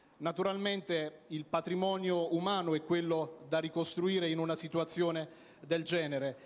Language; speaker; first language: Italian; native; Italian